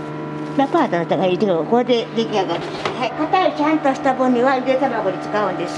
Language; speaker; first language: Japanese; native; Japanese